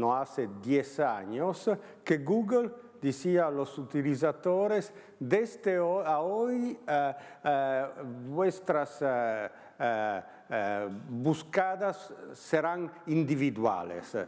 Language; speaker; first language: Spanish; non-native, learner; Italian